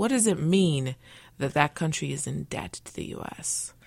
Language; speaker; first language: English; early bilingual, other home language; Spanish